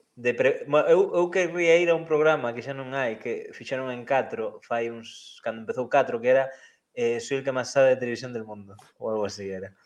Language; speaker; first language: Galician; native; Galician